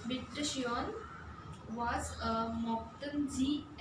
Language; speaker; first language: German; non-native, learner; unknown